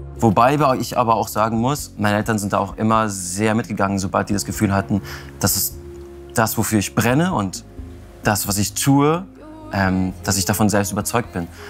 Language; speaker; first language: German; early bilingual, other home language; Russian